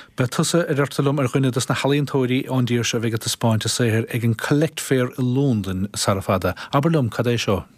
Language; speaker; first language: Irish; native; Irish